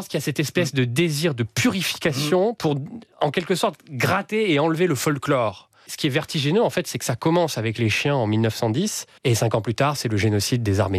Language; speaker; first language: French; native; French